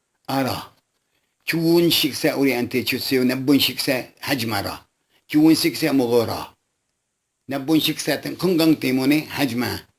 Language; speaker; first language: Korean; non-native, local second language; Arabic